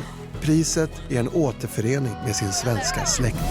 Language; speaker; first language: Swedish; native; Swedish